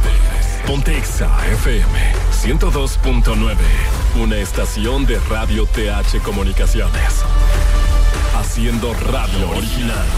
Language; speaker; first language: Spanish; native; Spanish